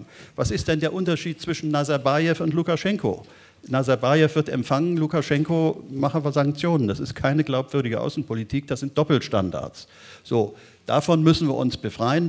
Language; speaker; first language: German; native; German